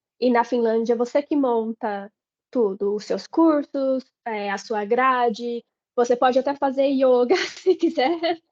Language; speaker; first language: Portuguese; native; Portuguese